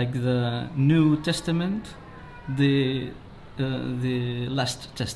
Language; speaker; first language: English; non-native, learner; Spanish